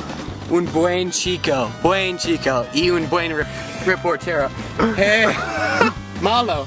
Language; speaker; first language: Spanish; non-native, learner; English